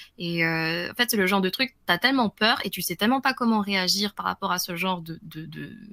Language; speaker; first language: French; early bilingual, other home language; Vietnamese